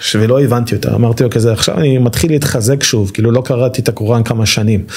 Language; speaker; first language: Hebrew; native; Hebrew